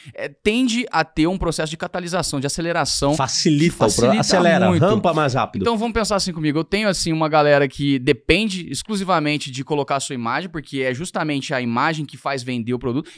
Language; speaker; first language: Portuguese; native; Portuguese